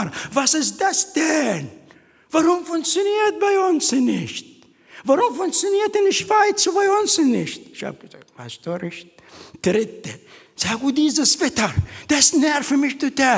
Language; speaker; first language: German; non-native, fluent; Arabic